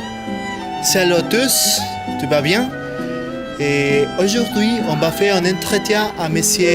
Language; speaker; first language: French; non-native, learner; Spanish